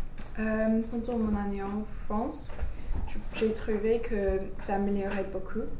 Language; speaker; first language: French; non-native, fluent; English